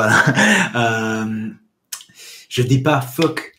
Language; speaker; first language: French; non-native, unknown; English